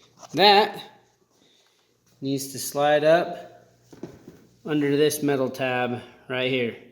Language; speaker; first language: English; native; English